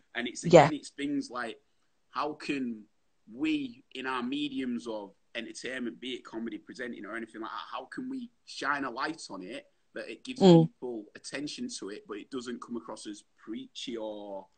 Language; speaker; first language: English; native; English